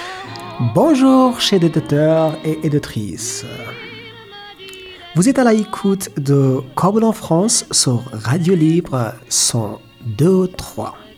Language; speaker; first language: French; non-native, learner; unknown